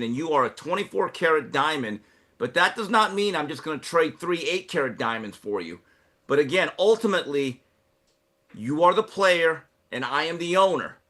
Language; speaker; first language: English; native; English